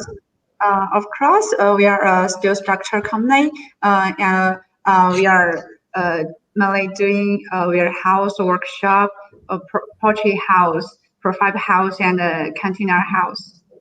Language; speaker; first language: English; non-native, learner; Chinese